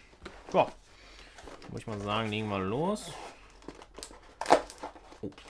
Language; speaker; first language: German; native; German